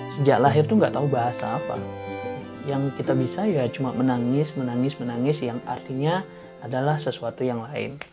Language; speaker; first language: Indonesian; non-native, local second language; Balinese